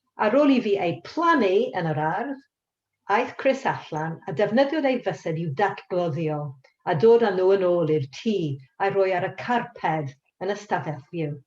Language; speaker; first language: Welsh; non-native, local second language; English